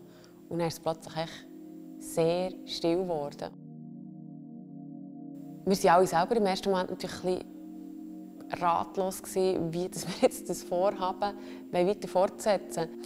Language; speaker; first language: German; native; German